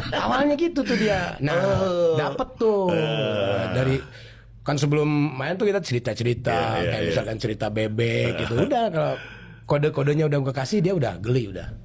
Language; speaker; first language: Indonesian; native; Indonesian